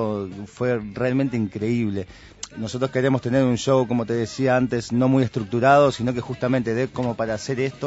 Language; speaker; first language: Spanish; native; Spanish